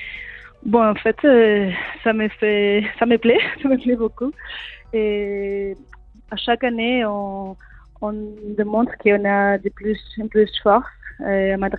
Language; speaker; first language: French; non-native, learner; Spanish